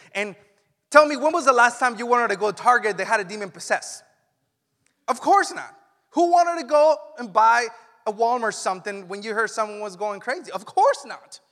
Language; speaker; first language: English; non-native, fluent; Spanish